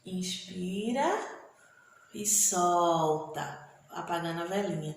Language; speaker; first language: Portuguese; native; Portuguese